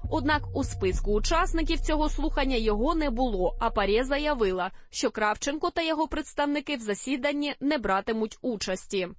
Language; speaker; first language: Ukrainian; native; Ukrainian